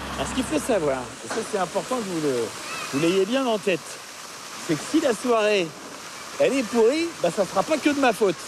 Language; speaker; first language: French; native; French